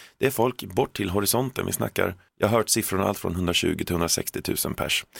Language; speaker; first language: Swedish; native; Swedish